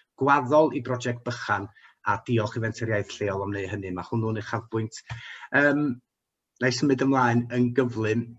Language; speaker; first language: Welsh; native; Welsh